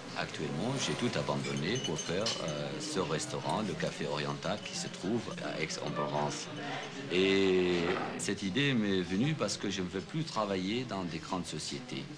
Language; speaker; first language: French; non-native, fluent; Arabic